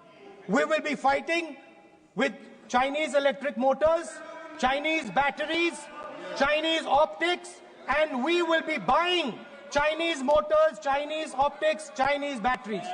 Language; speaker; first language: English; non-native, local second language; Hindi